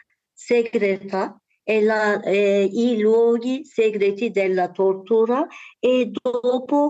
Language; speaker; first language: Italian; non-native, learner; Turkish